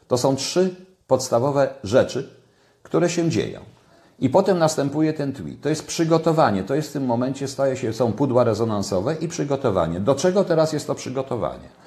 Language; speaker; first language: Polish; native; Polish